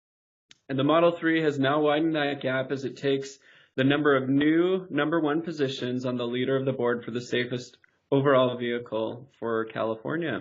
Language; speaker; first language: English; native; English